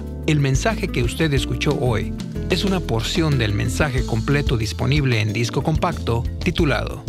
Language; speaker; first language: Spanish; native; Spanish